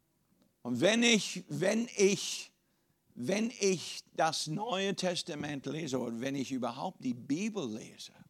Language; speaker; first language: German; non-native, fluent; English